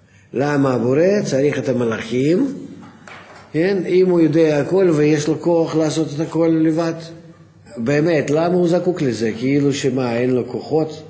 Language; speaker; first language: Hebrew; non-native, fluent; Russian